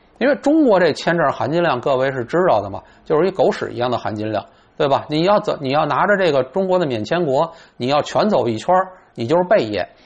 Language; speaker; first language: Chinese; native; Chinese